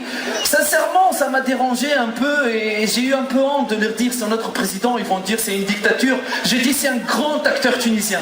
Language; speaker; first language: French; non-native, local second language; Arabic